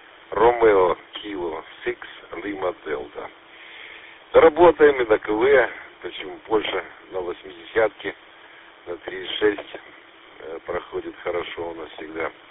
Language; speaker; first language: Russian; native; Russian